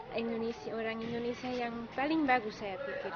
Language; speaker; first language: Indonesian; non-native, learner; Dutch